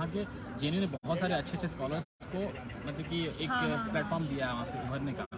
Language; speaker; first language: Hindi; native; Hindi